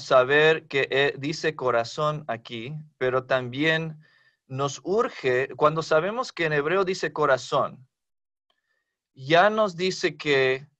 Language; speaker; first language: Spanish; non-native, fluent; English